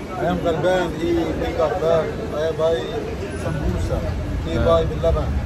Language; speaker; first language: English; non-native, learner; Arabic